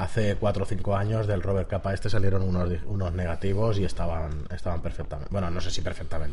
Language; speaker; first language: Spanish; native; Spanish